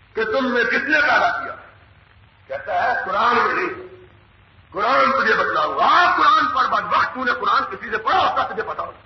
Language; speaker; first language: Urdu; non-native, local second language; Punjabi